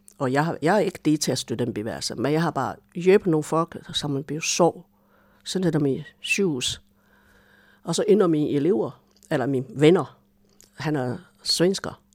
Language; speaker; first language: Danish; non-native, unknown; Chinese